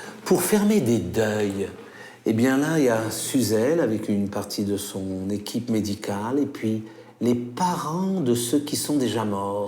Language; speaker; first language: French; native; French